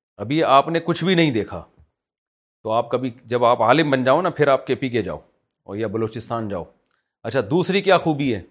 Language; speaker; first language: Urdu; native; Urdu